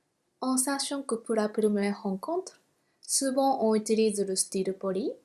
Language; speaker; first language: French; non-native, fluent; Japanese